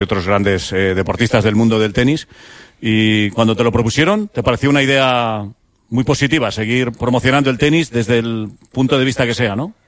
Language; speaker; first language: Spanish; native; Spanish